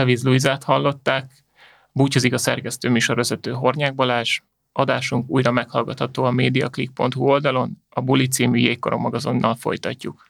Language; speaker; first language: Hungarian; native; Hungarian